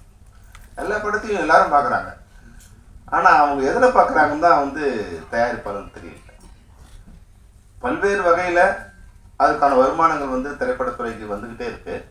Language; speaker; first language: Tamil; native; Tamil